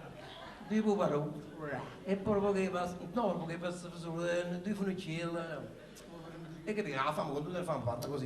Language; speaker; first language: Italian; native; Italian